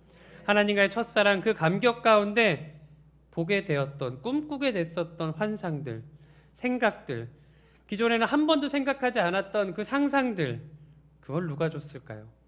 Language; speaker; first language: Korean; native; Korean